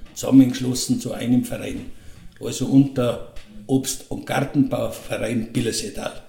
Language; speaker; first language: German; native; German